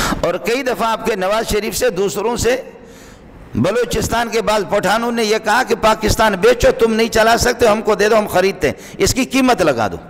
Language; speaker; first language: Urdu; non-native, local second language; Brahui